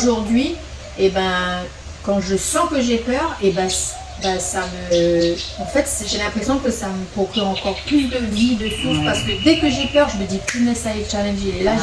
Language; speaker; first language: French; native; French